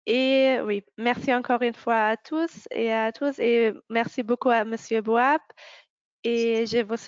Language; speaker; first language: French; non-native, fluent; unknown